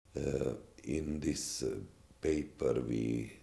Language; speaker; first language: English; non-native, fluent; Hungarian